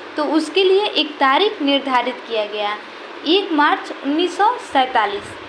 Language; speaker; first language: Hindi; native; Hindi